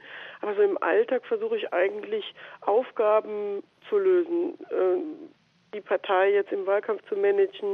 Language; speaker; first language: German; native; German